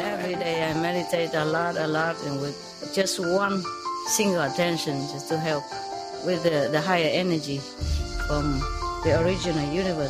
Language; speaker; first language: English; non-native, fluent; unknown